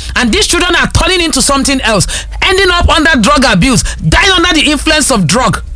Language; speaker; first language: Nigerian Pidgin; non-native, local second language; Yoruba